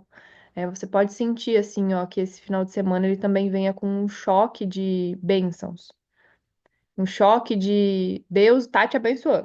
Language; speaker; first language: Portuguese; native; Portuguese